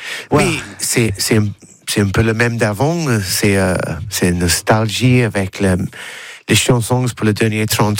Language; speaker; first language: French; non-native, learner; English